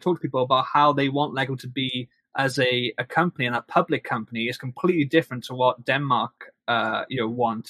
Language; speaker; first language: English; native; English